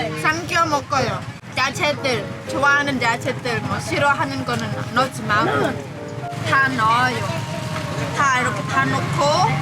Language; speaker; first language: Korean; non-native, fluent; Khmer